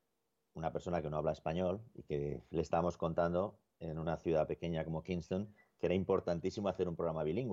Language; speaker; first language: Spanish; native; Spanish